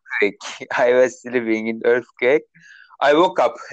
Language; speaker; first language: English; non-native, learner; Turkish